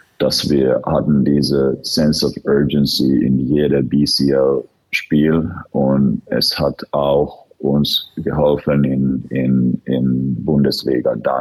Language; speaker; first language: German; non-native, fluent; Finnish